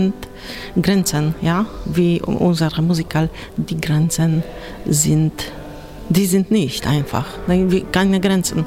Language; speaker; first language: German; non-native, learner; Polish